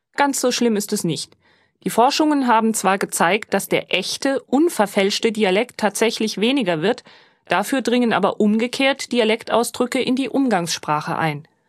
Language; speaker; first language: German; native; German